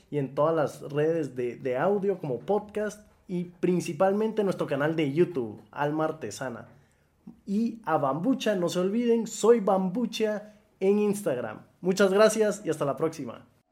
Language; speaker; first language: Spanish; native; Spanish